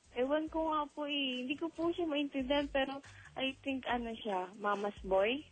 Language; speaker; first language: Filipino; native; Filipino